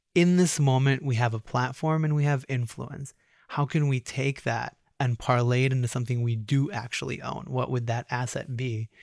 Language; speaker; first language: English; native; English